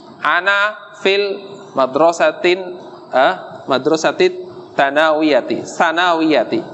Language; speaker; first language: Arabic; non-native, learner; Indonesian